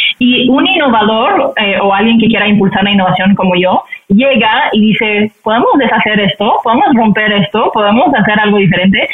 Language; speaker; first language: Spanish; non-native, fluent; French